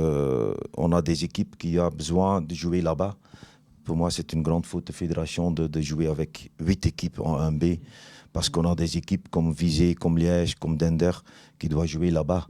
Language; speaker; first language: French; non-native, learner; Dutch